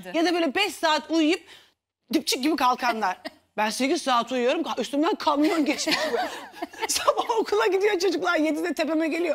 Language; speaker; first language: Turkish; native; Turkish